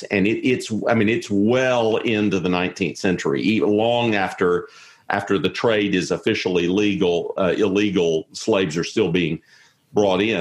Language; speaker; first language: English; native; English